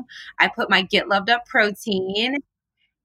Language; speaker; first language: English; native; English